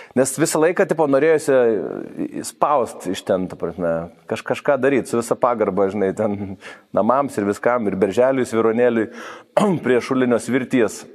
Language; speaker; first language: Lithuanian; native; Lithuanian